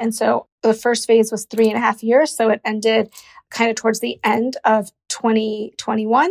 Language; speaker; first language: English; native; English